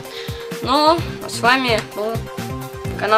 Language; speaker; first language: Russian; native; Russian